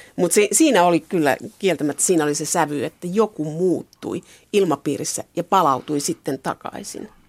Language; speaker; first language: Finnish; native; Finnish